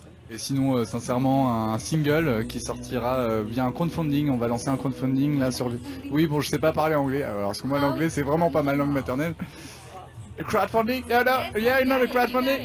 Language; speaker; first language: French; native; French